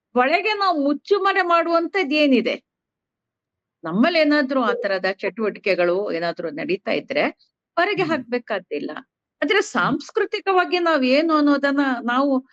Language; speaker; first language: Kannada; non-native, local second language; Urdu